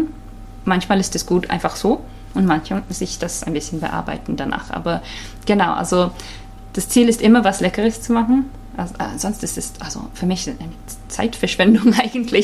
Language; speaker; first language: German; non-native, fluent; Japanese